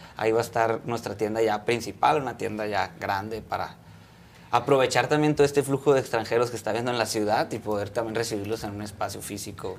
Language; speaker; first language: Spanish; native; Spanish